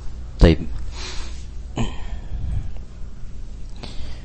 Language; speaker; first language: Arabic; non-native, fluent; Indonesian